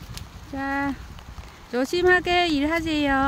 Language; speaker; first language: Korean; non-native, learner; Vietnamese